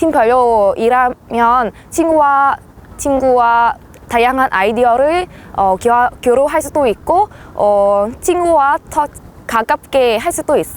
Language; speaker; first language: Korean; non-native, fluent; Vietnamese